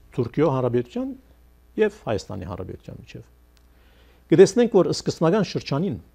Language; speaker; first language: Armenian; early bilingual, heritage; Armenian